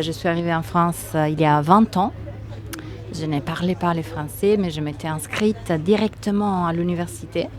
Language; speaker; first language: French; non-native, fluent; Italian